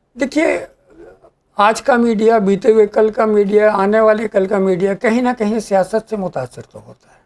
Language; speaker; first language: Urdu; native; Urdu